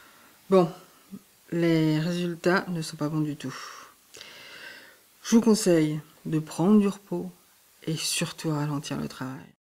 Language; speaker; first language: French; native; French